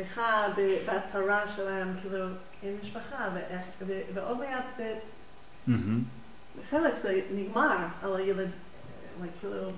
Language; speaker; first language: Hebrew; non-native, fluent; English